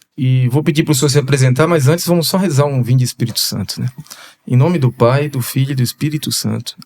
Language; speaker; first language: Portuguese; native; Portuguese